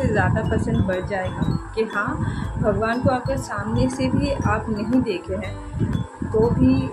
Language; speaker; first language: Hindi; non-native, local second language; Bangla